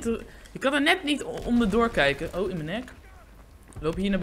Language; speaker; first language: Dutch; native; Dutch